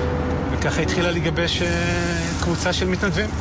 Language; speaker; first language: Hebrew; native; Hebrew